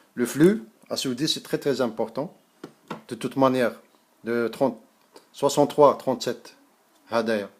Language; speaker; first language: French; non-native, local second language; Arabic